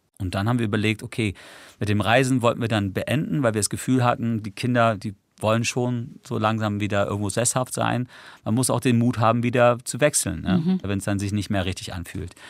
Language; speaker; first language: German; early bilingual, other home language; English